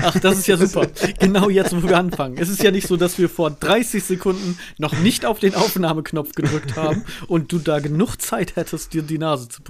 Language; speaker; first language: German; native; German